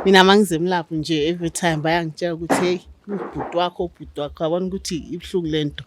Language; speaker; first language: Zulu; non-native, local second language; Southern Sotho